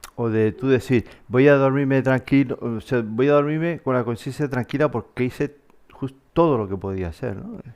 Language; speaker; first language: Spanish; native; Spanish